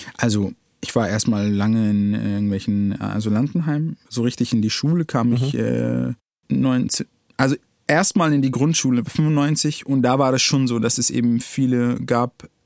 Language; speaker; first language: German; early bilingual, other home language; Arabic